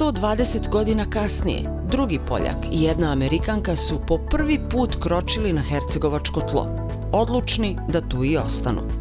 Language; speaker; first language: Bosnian; native; Bosnian